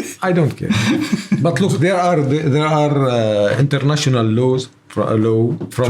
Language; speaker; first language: English; non-native, learner; Arabic